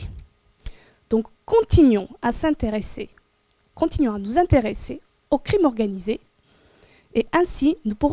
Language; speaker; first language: French; non-native, fluent; Romanian